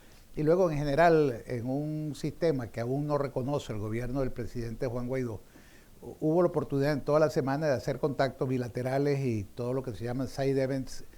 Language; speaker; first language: Spanish; native; Spanish